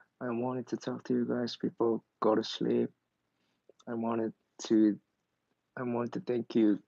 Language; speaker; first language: English; non-native, learner; Korean